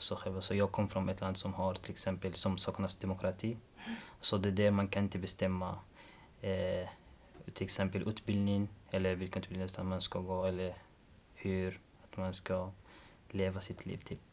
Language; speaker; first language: Swedish; non-native, learner; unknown